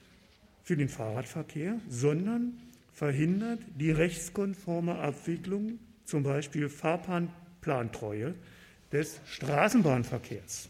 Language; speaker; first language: German; native; German